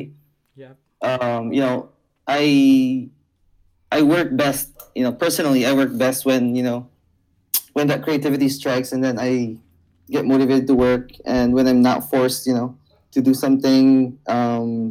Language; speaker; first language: English; non-native, local second language; Hiligaynon